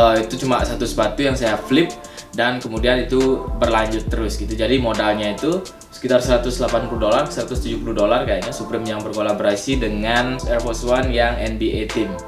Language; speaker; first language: Indonesian; native; Indonesian